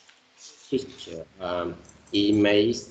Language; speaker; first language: English; non-native, learner; Vietnamese